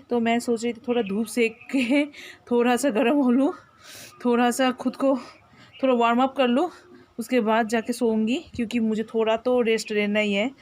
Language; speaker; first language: Hindi; non-native, local second language; Bangla